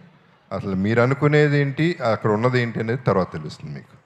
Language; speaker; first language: Telugu; native; Telugu